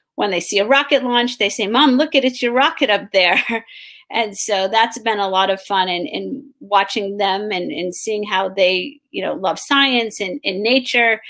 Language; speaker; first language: English; native; English